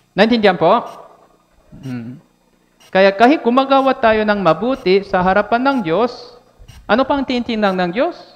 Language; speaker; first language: Filipino; non-native, fluent; Korean